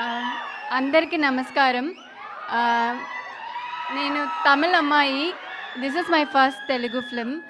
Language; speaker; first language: Telugu; non-native, learner; Tamil